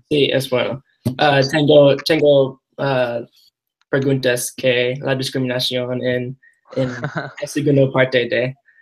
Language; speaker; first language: Spanish; non-native, learner; English